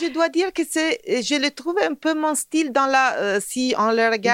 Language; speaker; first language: French; non-native, fluent; Italian